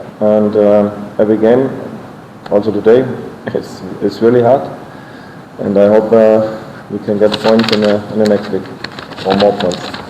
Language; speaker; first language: English; non-native, fluent; German